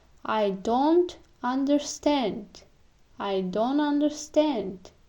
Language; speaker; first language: English; non-native, fluent; Kyrgyz